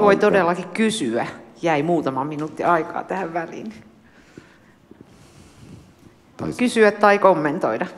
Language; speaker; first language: Finnish; native; Finnish